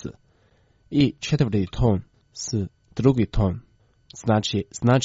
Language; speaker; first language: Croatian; non-native, fluent; Chinese